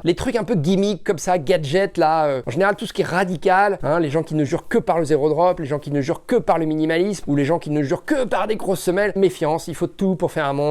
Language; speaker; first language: French; native; French